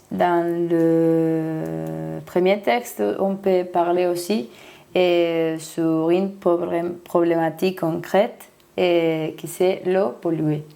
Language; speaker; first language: French; non-native, learner; Spanish